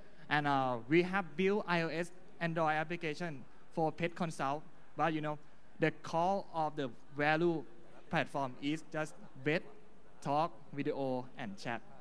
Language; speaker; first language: English; non-native, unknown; Thai